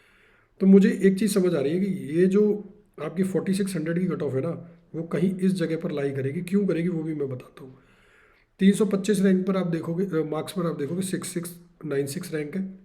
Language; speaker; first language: Hindi; native; Hindi